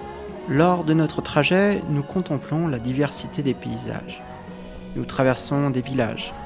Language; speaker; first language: French; native; French